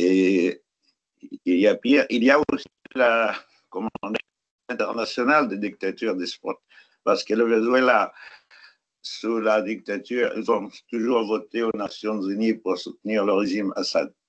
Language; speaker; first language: French; non-native, fluent; Arabic